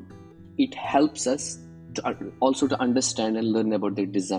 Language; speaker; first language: English; non-native, local second language; Kashmiri